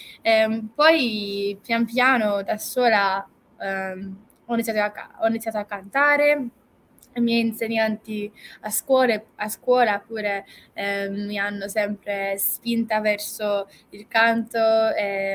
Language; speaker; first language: Italian; non-native, fluent; English